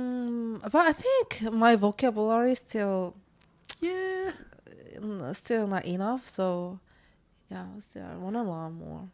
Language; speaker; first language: English; non-native, learner; Korean